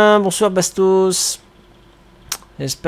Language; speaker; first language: French; native; French